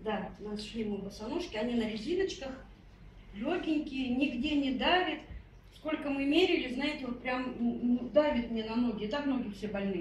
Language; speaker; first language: Russian; native; Russian